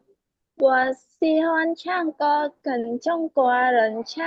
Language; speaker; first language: Chinese; non-native, learner; Khmer